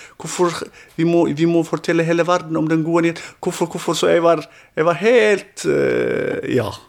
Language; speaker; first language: Norwegian; non-native, fluent; Tigrinya